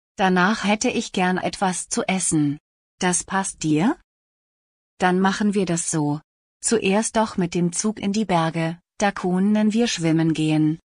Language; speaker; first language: German; non-native, fluent; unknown